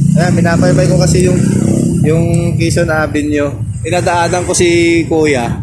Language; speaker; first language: Filipino; non-native, local second language; Waray